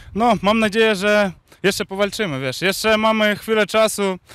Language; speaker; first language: Polish; non-native, fluent; Ukrainian